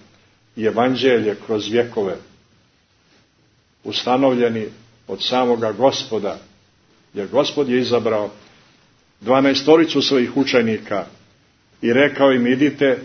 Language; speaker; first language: Croatian; native; Croatian